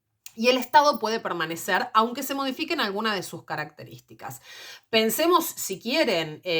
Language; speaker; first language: Spanish; native; Spanish